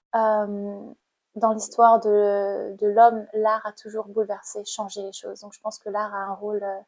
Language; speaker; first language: French; non-native, fluent; Khmer